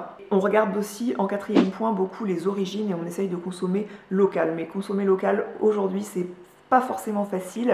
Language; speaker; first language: French; native; French